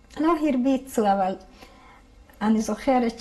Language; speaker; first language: Hebrew; non-native, fluent; Hungarian